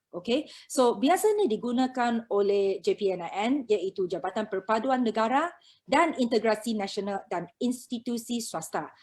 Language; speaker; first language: Malay; non-native, local second language; Chinese